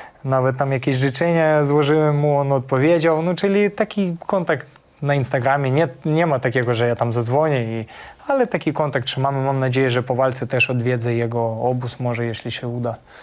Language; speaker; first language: Polish; non-native, fluent; Ukrainian